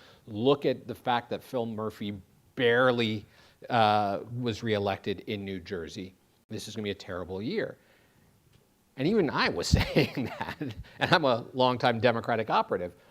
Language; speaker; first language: English; native; English